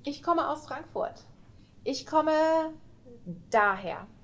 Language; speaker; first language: German; non-native, fluent; English